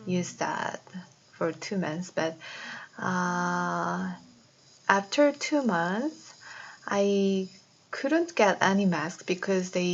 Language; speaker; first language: English; non-native, fluent; Korean